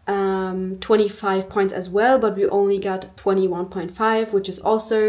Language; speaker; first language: English; non-native, fluent; German